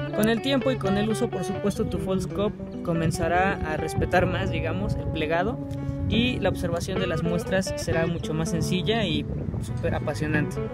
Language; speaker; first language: Spanish; native; Spanish